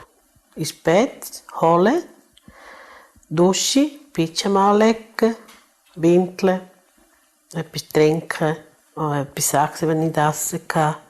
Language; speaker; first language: German; non-native, learner; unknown